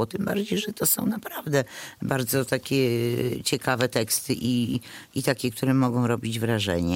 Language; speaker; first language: Polish; native; Polish